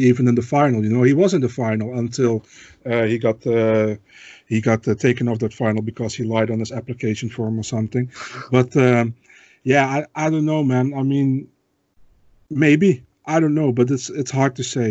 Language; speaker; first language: English; non-native, fluent; Dutch